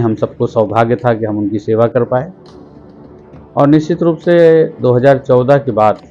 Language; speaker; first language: Hindi; native; Hindi